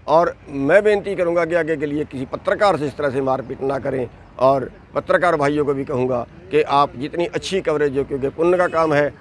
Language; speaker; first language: Hindi; native; Hindi